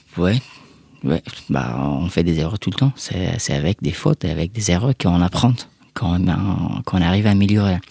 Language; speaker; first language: French; non-native, fluent; Persian